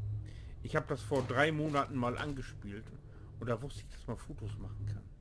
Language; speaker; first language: German; native; German